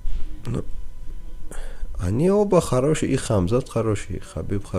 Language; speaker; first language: Russian; non-native, learner; Persian